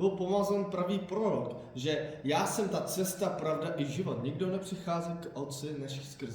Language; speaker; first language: Czech; non-native, fluent; Korean